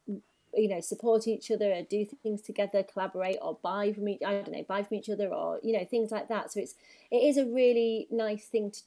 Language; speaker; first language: English; native; English